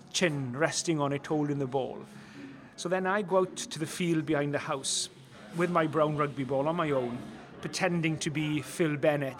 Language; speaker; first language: English; non-native, local second language; Welsh